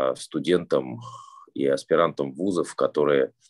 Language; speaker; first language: Russian; native; Russian